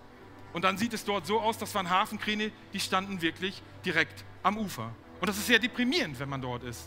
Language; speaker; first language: German; native; German